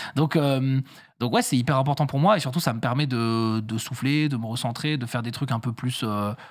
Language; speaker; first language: French; native; French